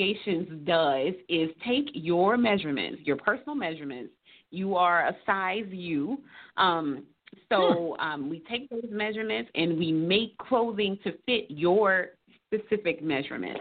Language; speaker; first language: English; native; English